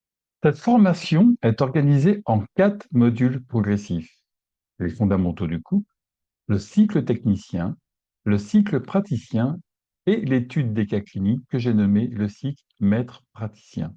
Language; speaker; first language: French; native; French